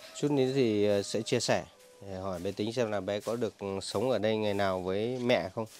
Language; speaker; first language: Vietnamese; non-native, local second language; Hmong